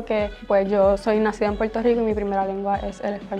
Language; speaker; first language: Spanish; native; Spanish